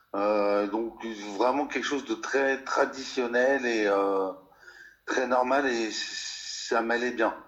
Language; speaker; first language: French; native; French